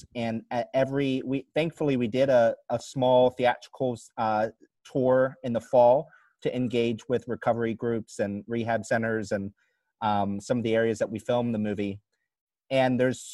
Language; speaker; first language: English; native; English